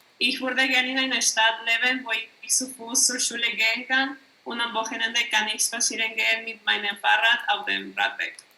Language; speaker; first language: German; non-native, learner; Spanish